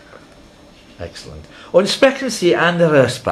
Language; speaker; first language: German; non-native, learner; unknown